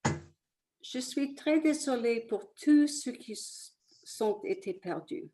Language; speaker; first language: French; early bilingual, other home language; Italian